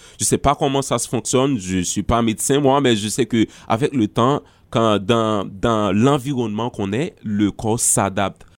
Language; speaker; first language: French; non-native, local second language; Haitian Creole